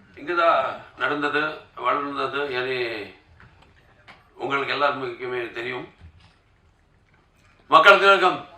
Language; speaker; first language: Tamil; non-native, local second language; Telugu